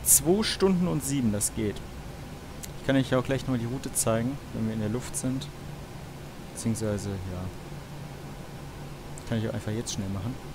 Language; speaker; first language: German; native; German